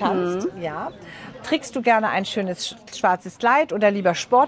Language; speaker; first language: German; native; German